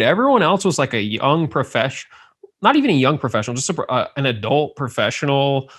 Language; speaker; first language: English; native; English